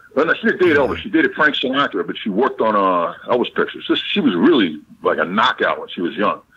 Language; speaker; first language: English; native; English